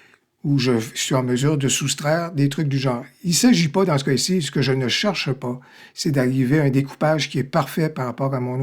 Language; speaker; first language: French; native; French